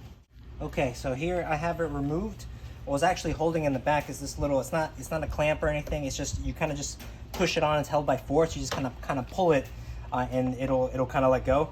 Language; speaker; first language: English; native; English